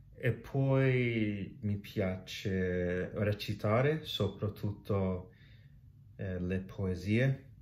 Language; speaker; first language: Italian; non-native, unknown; English